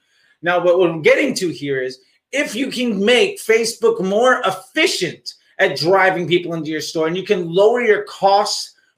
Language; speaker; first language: English; native; English